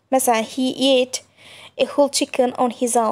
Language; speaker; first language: English; non-native, fluent; Azerbaijani